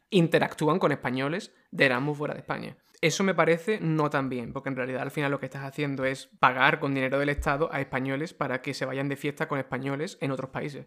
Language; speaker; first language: Spanish; native; Spanish